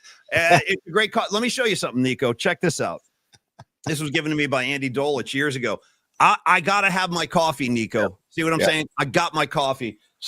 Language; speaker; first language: English; native; English